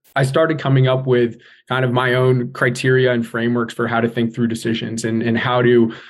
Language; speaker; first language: English; native; English